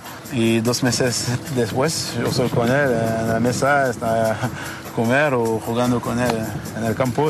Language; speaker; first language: Spanish; non-native, learner; French